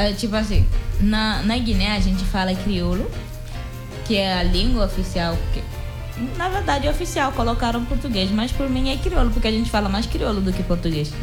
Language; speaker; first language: Portuguese; non-native, local second language; Upper Guinea Crioulo